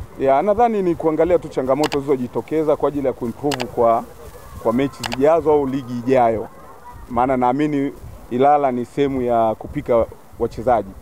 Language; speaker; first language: Swahili; native; Swahili